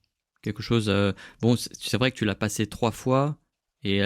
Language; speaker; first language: French; native; French